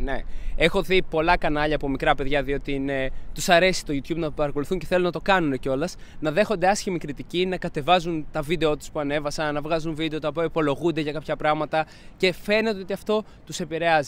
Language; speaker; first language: Greek; native; Greek